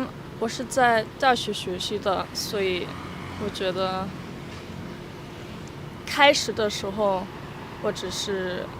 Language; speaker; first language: Chinese; non-native, fluent; German